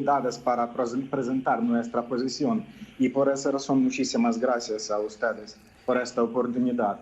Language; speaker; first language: Spanish; non-native, fluent; Ukrainian